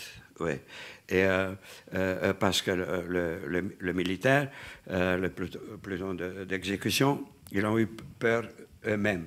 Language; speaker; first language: French; non-native, fluent; Romanian